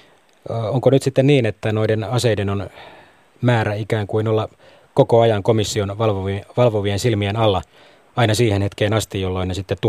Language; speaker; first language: Finnish; native; Finnish